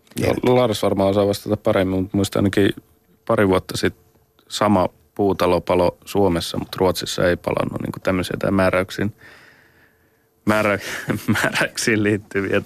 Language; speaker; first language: Finnish; native; Finnish